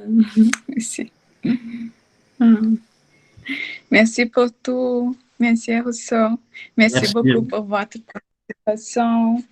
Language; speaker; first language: French; non-native, learner; Portuguese